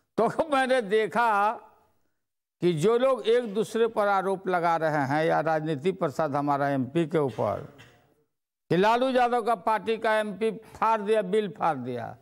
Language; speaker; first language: Hindi; native; Hindi